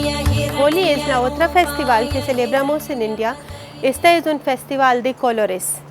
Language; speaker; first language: Spanish; non-native, learner; Hindi